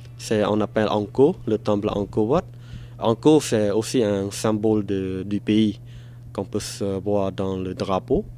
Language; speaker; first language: French; non-native, fluent; Khmer